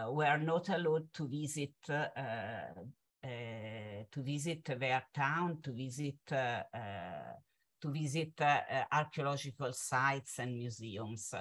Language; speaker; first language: English; non-native, fluent; Italian